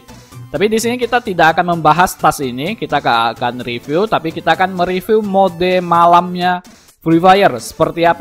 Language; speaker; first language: Indonesian; native; Indonesian